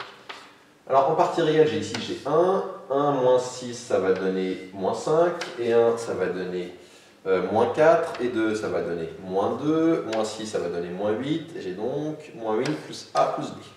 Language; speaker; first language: French; native; French